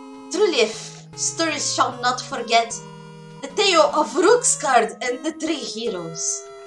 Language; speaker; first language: English; non-native, fluent; Portuguese